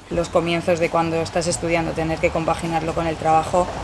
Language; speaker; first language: Spanish; native; Spanish